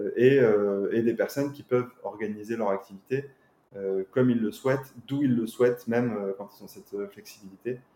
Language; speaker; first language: French; native; French